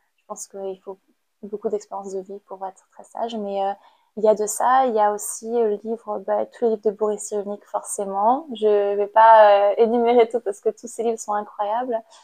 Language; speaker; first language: French; non-native, fluent; Khmer